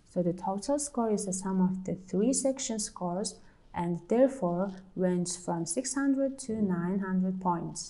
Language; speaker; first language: English; non-native, fluent; Mongolian